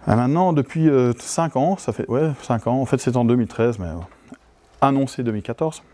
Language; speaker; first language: French; native; French